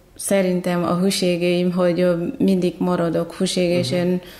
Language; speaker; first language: Hungarian; non-native, fluent; Batak Toba